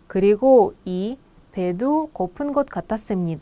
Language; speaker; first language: Korean; non-native, fluent; Russian